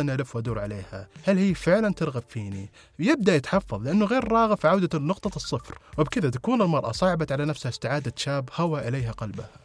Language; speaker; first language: Arabic; native; Arabic